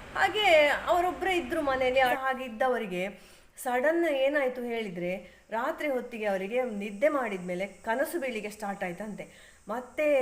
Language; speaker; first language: Kannada; native; Kannada